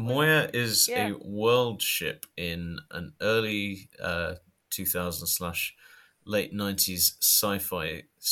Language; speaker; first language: English; native; English